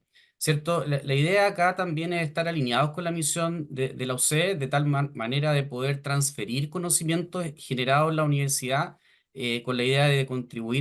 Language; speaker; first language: Spanish; native; Spanish